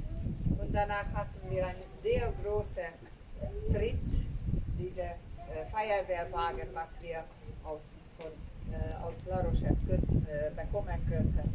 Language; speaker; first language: German; non-native, learner; Hungarian